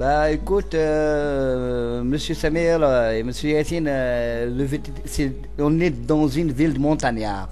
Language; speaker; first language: French; non-native, local second language; Central Atlas Tamazight